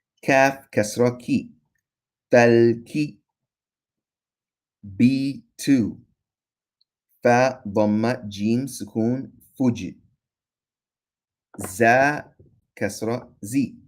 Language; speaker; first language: Arabic; non-native, fluent; English